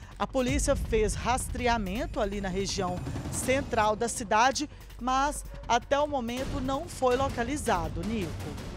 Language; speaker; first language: Portuguese; native; Portuguese